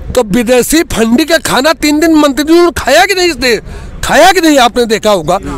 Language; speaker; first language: Hindi; native; Hindi